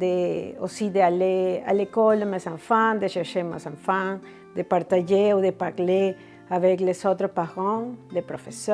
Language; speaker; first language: French; non-native, fluent; Spanish